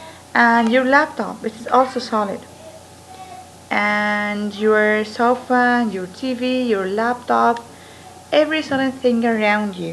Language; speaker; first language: English; non-native, fluent; Arabic